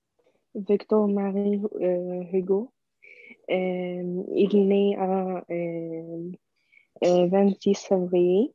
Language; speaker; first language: French; non-native, learner; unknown